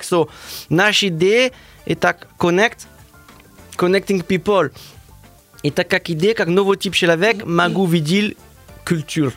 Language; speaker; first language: Russian; non-native, learner; French